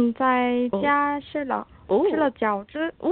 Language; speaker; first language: Chinese; non-native, learner; Korean